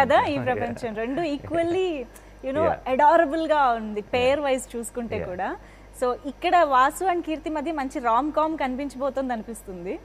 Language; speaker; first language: Telugu; native; Telugu